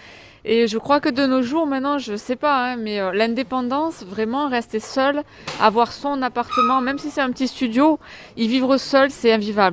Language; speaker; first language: French; native; French